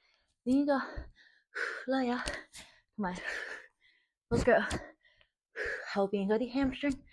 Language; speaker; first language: Cantonese; early bilingual, heritage; Cantonese